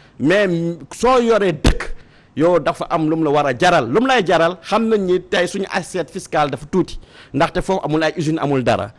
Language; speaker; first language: Wolof; non-native, local second language; Fula